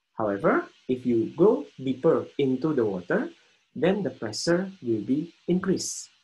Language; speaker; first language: English; non-native, fluent; Indonesian